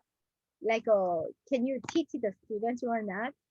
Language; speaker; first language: English; non-native, learner; Korean